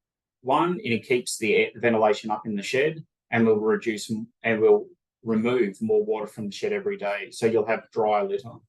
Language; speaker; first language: English; native; English